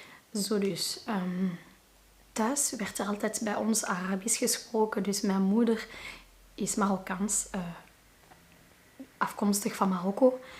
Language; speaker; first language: Dutch; non-native, local second language; Arabic